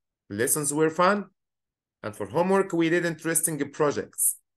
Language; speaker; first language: English; non-native, fluent; Arabic